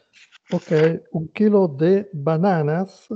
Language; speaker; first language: Spanish; non-native, learner; Italian